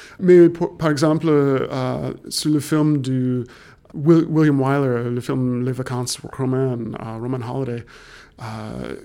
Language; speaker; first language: French; non-native, fluent; English